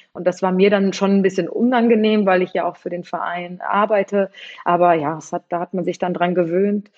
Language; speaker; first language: German; early bilingual, other home language; Polish